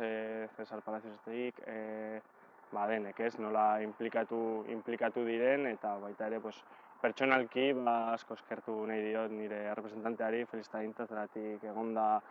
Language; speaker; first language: Basque; non-native, local second language; Spanish